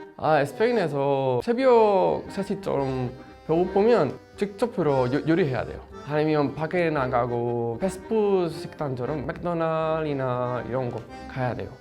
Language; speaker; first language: Korean; non-native, learner; Spanish